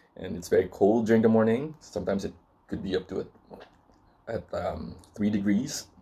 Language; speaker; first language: English; non-native, local second language; Cebuano